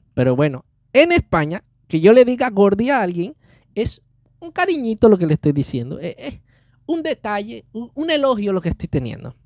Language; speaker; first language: Spanish; native; Spanish